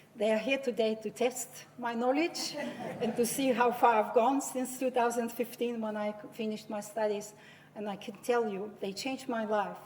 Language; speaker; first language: English; non-native, fluent; Lithuanian